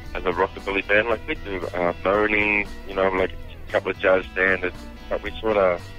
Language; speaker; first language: English; native; English